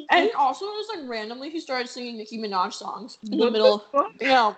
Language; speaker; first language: English; native; English